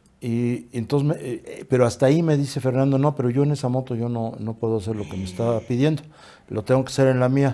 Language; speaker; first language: Spanish; native; Spanish